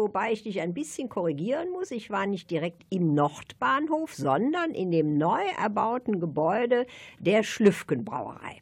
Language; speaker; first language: German; native; German